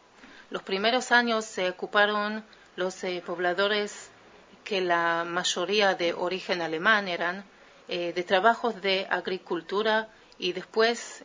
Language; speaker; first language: Spanish; early bilingual, heritage; Spanish